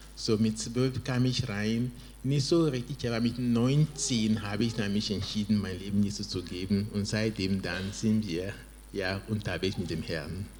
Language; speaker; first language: German; non-native, fluent; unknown